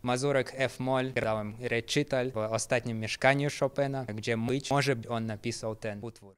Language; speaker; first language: Polish; non-native, fluent; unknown